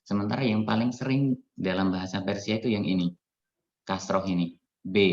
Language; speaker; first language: Indonesian; native; Indonesian